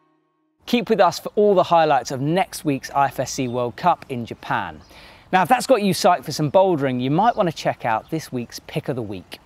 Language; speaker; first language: English; native; English